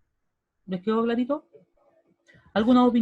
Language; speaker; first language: Spanish; native; Spanish